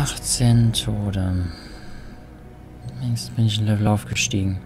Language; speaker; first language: German; native; German